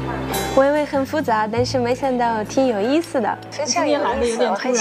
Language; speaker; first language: Chinese; non-native, fluent; Russian